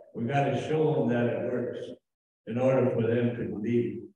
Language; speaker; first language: English; native; English